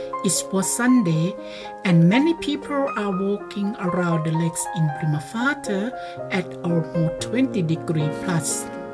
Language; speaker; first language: English; non-native, learner; Thai